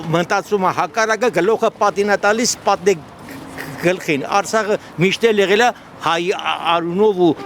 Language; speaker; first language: Armenian; native; Armenian